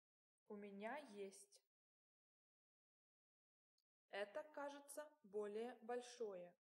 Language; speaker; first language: Russian; non-native, learner; English